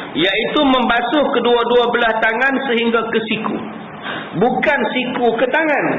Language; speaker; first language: Malay; native; Malay